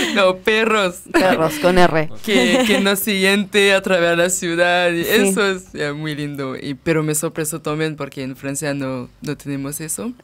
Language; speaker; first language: Spanish; non-native, fluent; French